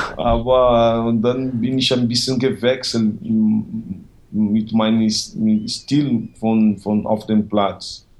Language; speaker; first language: German; non-native, fluent; Portuguese